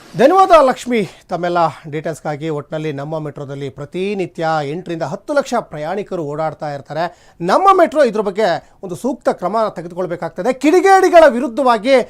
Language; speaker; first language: Kannada; native; Kannada